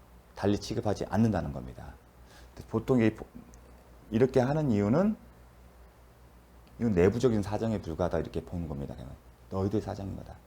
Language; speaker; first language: Korean; native; Korean